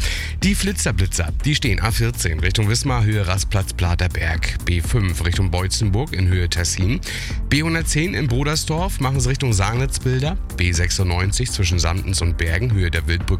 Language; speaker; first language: German; native; German